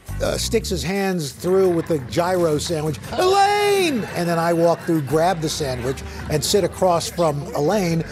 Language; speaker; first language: English; native; English